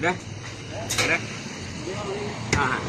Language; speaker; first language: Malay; non-native, local second language; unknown